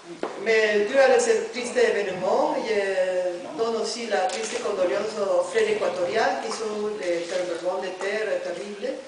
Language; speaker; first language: French; non-native, fluent; Spanish